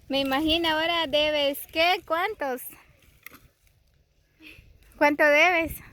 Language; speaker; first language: Spanish; native; Spanish